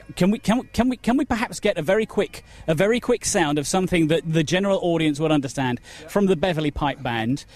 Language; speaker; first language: English; native; English